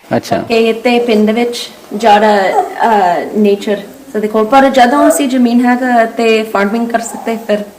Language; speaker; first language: Punjabi; early bilingual, heritage; English